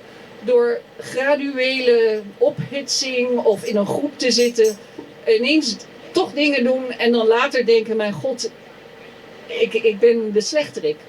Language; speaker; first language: Dutch; native; Dutch